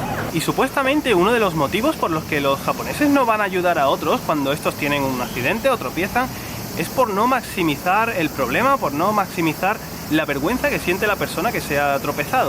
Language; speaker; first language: Spanish; native; Spanish